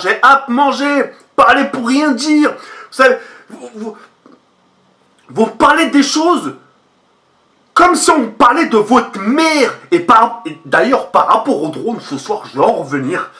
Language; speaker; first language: French; native; French